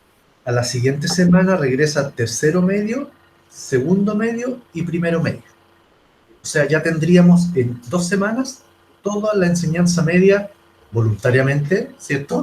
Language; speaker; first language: Spanish; native; Spanish